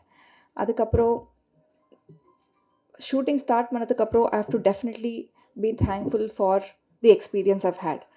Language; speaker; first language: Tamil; non-native, learner; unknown